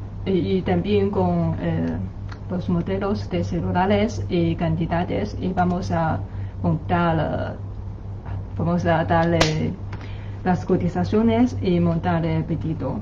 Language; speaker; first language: Spanish; non-native, learner; Chinese